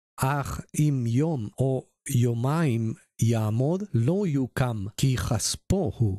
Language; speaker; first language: Hebrew; non-native, learner; Spanish